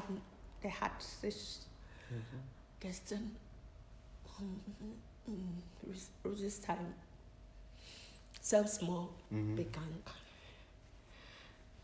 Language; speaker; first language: German; non-native, learner; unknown